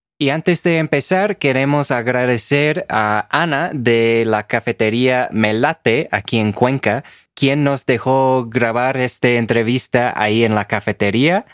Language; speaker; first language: Spanish; non-native, fluent; English